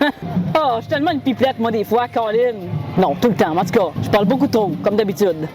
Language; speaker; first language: French; native; French